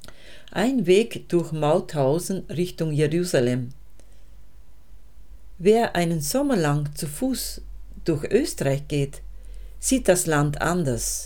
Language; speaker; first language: German; native; German